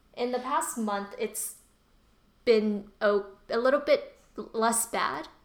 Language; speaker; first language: English; early bilingual, other home language; Burmese